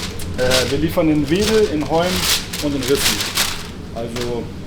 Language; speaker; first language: German; native; German